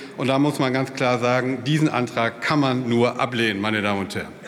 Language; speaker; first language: German; native; German